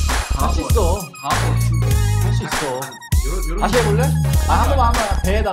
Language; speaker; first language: Korean; native; Korean